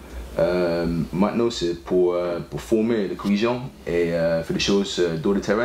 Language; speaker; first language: French; non-native, fluent; English